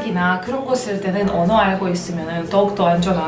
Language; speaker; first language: Korean; non-native, fluent; Russian